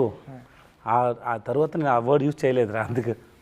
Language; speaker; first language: Telugu; non-native, learner; Tamil